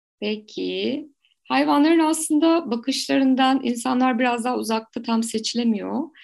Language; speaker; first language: Turkish; native; Turkish